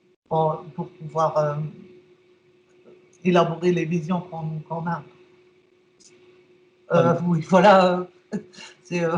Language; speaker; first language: French; non-native, fluent; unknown